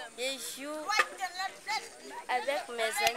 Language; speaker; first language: French; non-native, learner; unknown